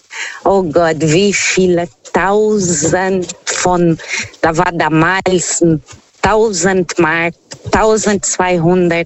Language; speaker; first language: German; non-native, learner; Portuguese